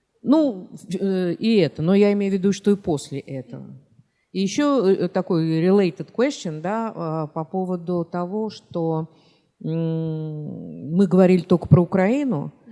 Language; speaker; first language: Russian; native; Russian